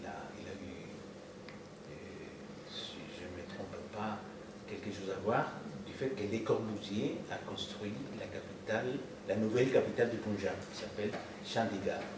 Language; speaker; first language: French; non-native, fluent; Spanish